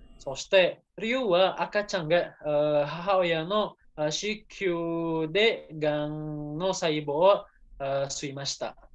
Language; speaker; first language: Japanese; non-native, learner; Indonesian